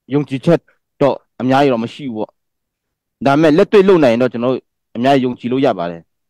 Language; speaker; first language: Burmese; non-native, local second language; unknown